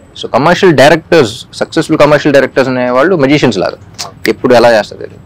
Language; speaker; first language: Telugu; native; Telugu